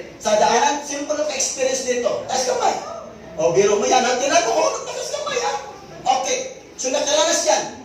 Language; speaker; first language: Filipino; non-native, local second language; Cebuano